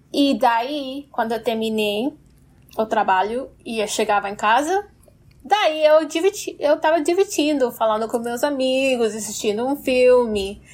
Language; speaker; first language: Portuguese; non-native, fluent; English